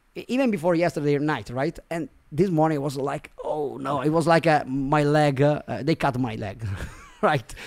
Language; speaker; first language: English; non-native, fluent; Italian